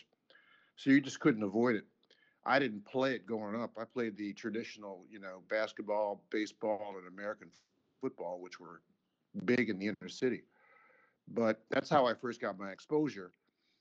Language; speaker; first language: English; native; English